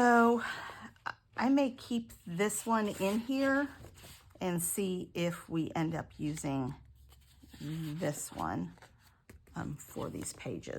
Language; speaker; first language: English; native; English